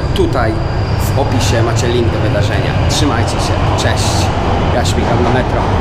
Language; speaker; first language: Polish; native; Polish